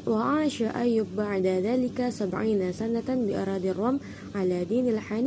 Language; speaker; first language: Arabic; non-native, learner; Indonesian